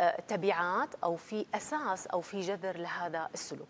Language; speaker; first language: Arabic; native; Arabic